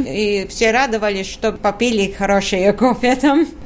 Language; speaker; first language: Russian; non-native, local second language; Latvian